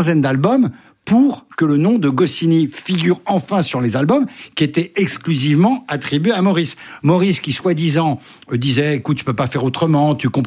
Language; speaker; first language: French; native; French